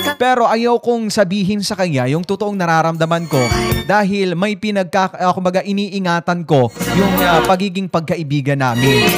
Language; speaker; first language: Filipino; non-native, local second language; Waray